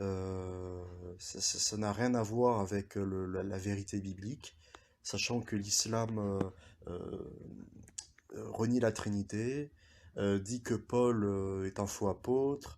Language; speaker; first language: French; early bilingual, other home language; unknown